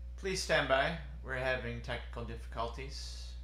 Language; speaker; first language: English; native; English